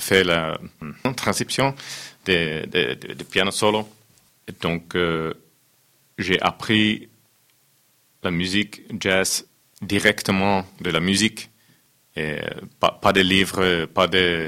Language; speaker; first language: French; non-native, fluent; Finnish